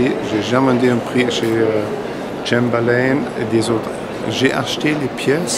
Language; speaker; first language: French; non-native, fluent; German